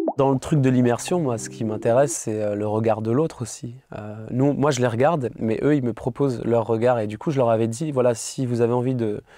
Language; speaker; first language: French; native; French